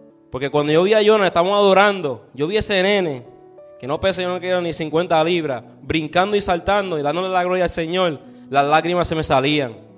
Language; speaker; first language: Spanish; early bilingual, heritage; Spanish